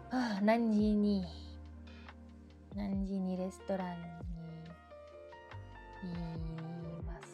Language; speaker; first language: Japanese; non-native, learner; French